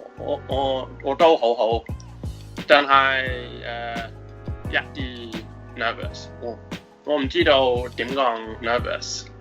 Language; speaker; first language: Cantonese; non-native, learner; English